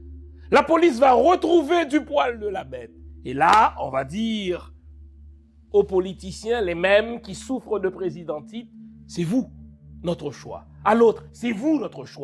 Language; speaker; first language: French; non-native, local second language; Haitian Creole